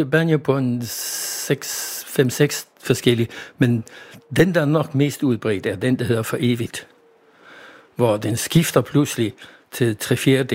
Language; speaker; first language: Danish; non-native, fluent; English